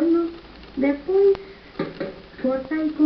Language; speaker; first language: Portuguese; non-native, learner; German